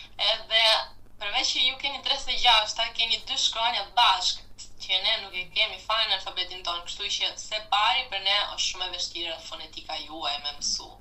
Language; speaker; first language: Albanian; non-native, learner; Italian